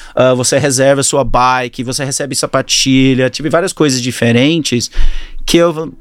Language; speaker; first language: Portuguese; early bilingual, other home language; English